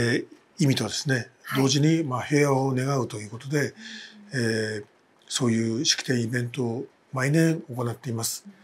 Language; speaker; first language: Japanese; native; Japanese